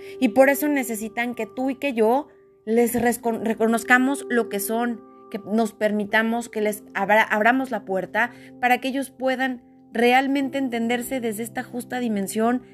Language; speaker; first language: Spanish; native; Spanish